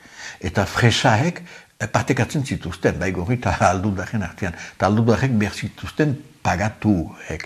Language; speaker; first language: Basque; native; Basque